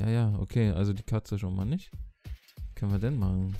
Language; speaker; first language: German; native; German